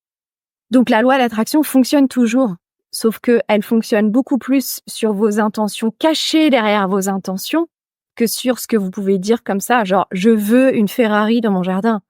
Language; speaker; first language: French; native; French